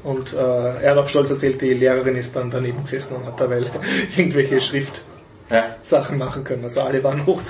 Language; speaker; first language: German; native; German